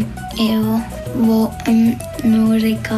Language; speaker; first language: Portuguese; early bilingual, heritage; Portuguese